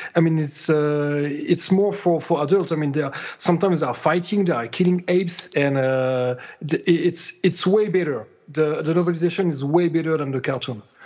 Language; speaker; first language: English; non-native, fluent; French